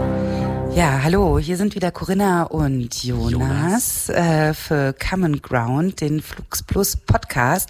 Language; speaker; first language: German; native; German